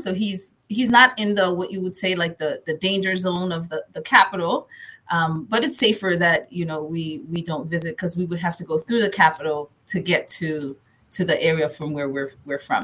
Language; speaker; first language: English; early bilingual, other home language; Haitian Creole